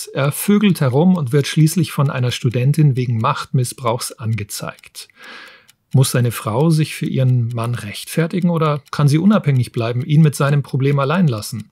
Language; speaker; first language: German; native; German